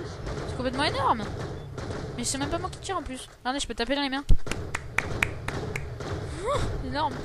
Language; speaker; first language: French; native; French